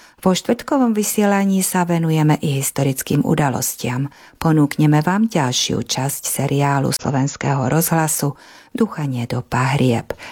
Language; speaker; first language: Slovak; early bilingual, heritage; Slovak